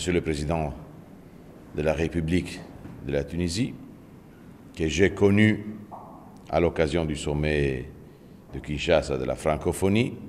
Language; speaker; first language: French; non-native, fluent; Italian